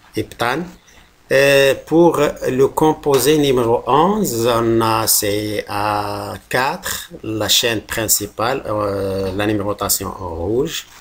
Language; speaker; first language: French; non-native, local second language; Arabic